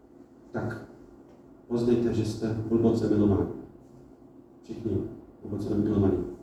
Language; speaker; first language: Czech; non-native, fluent; English